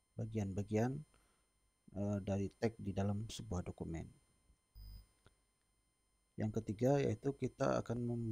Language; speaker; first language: Indonesian; native; Indonesian